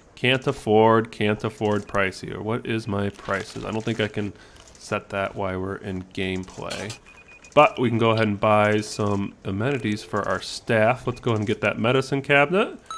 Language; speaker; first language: English; native; English